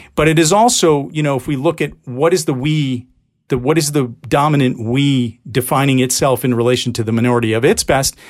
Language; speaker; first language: English; native; English